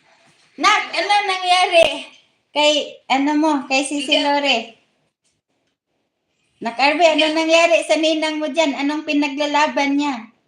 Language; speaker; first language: Filipino; non-native, local second language; Cebuano